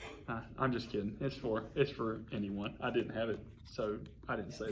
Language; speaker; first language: English; native; English